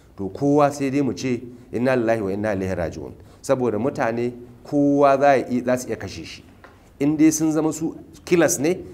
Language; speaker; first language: Hausa; native; Hausa